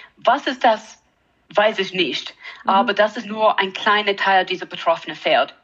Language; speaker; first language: German; non-native, learner; English